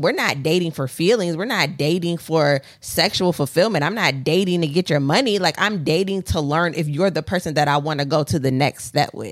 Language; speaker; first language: English; native; English